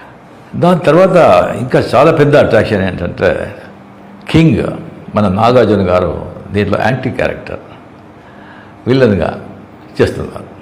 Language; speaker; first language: Telugu; non-native, local second language; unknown